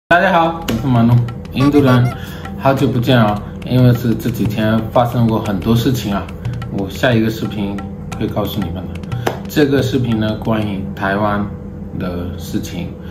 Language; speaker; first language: Chinese; non-native, learner; Hindi